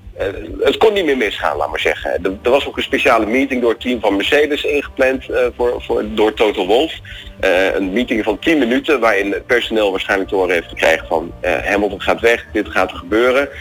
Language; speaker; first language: Dutch; native; Dutch